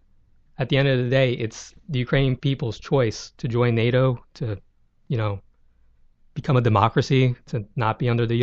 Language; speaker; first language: English; native; English